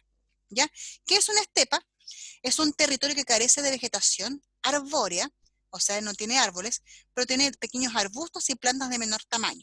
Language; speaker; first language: Spanish; native; Spanish